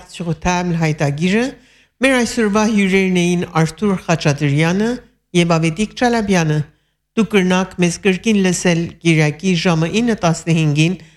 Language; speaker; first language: Armenian; early bilingual, heritage; Armenian